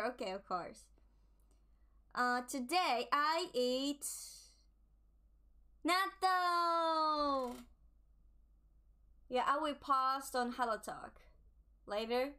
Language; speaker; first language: English; non-native, learner; Japanese